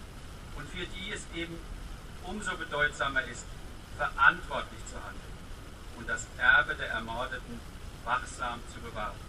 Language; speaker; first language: German; native; German